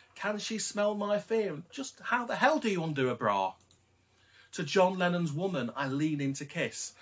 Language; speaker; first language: English; native; English